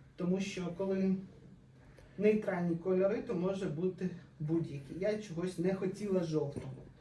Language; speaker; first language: Ukrainian; non-native, local second language; Russian